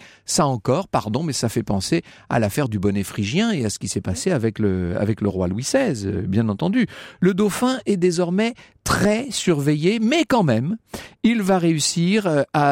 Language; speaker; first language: French; native; French